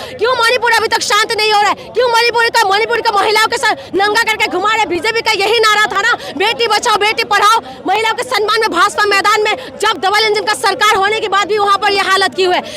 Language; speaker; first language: Hindi; non-native, local second language; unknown